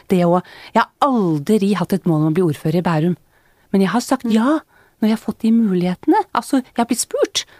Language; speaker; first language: Norwegian; native; Norwegian